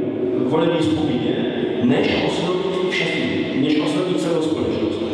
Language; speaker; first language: Czech; non-native, fluent; Polish